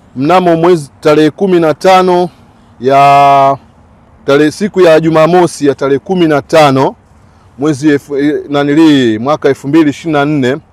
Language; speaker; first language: Swahili; native; Swahili